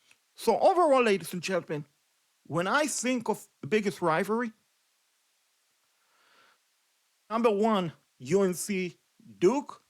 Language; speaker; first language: English; non-native, fluent; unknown